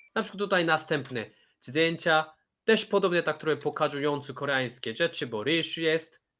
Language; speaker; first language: Polish; non-native, fluent; Korean